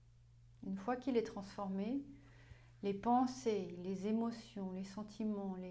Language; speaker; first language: French; non-native, fluent; German